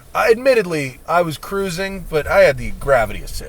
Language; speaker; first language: English; native; English